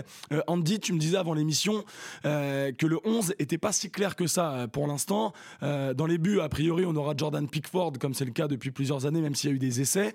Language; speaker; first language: French; native; French